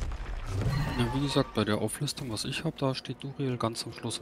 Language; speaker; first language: German; native; German